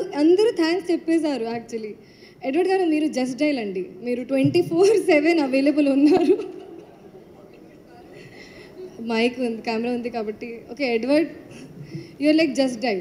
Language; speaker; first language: Telugu; non-native, learner; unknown